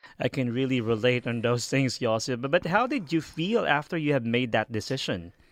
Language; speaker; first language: English; non-native, fluent; Filipino